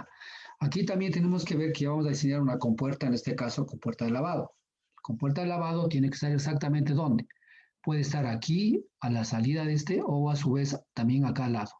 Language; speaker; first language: Spanish; native; Spanish